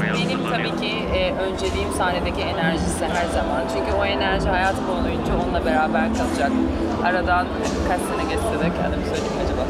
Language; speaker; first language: Turkish; native; Turkish